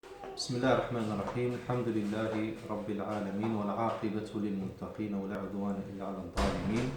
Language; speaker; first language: Arabic; non-native, fluent; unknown